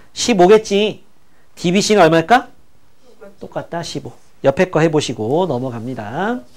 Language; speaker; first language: Korean; native; Korean